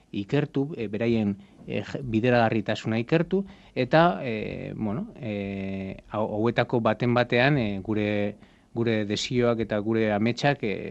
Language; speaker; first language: Basque; native; Basque